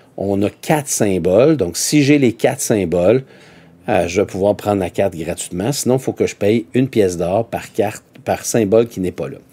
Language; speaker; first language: French; native; French